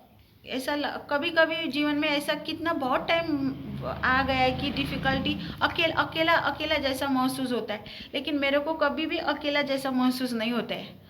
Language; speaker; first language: Hindi; early bilingual, heritage; Hindi